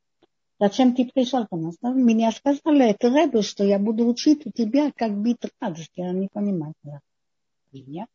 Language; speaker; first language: Russian; non-native, fluent; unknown